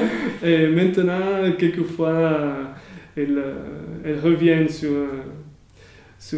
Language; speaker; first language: French; non-native, local second language; Italian